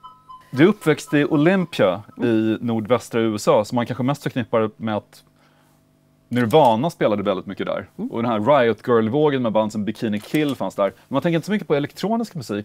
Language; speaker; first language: Swedish; native; Swedish